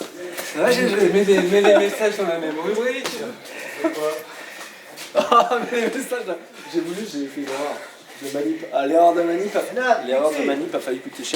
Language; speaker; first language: French; native; French